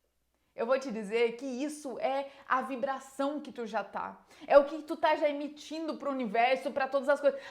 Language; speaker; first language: Portuguese; native; Portuguese